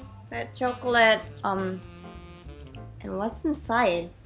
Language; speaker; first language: English; non-native, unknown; Japanese